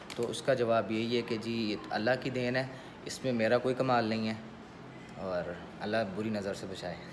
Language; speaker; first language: Urdu; native; Urdu